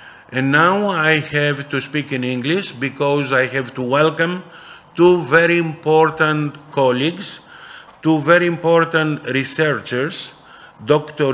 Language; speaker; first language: English; non-native, fluent; Greek